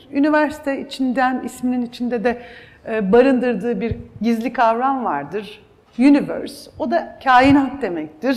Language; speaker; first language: Turkish; native; Turkish